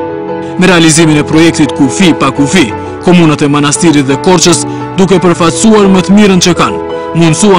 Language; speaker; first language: Albanian; native; Albanian